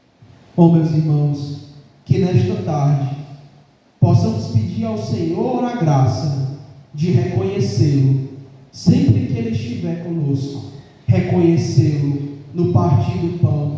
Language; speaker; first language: Portuguese; native; Portuguese